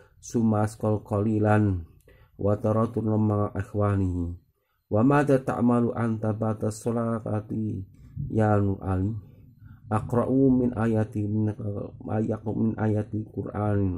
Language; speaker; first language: Arabic; non-native, learner; Indonesian